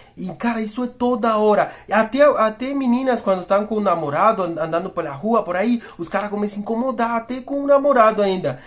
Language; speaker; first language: Portuguese; non-native, fluent; Spanish